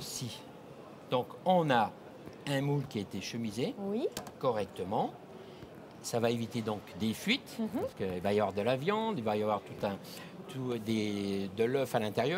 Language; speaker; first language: French; native; French